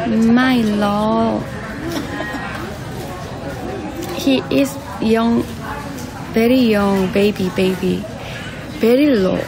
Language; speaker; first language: English; non-native, learner; Korean